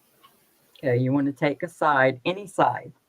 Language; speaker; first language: English; native; English